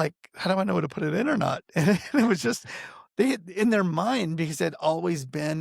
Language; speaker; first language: English; native; English